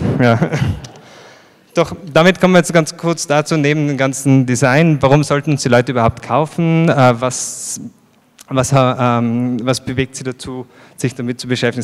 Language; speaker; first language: German; native; German